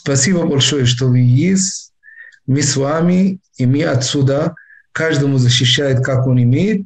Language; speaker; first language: Russian; non-native, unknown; Arabic